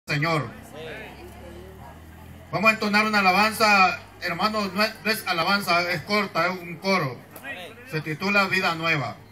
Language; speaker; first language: Spanish; native; Spanish